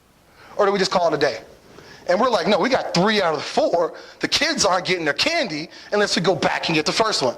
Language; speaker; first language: English; native; English